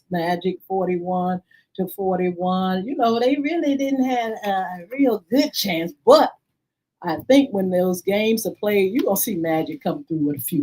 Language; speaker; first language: English; native; English